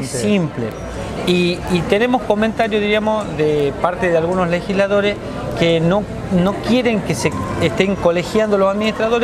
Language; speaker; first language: Spanish; native; Spanish